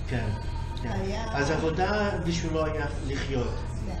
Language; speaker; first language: Hebrew; early bilingual, heritage; English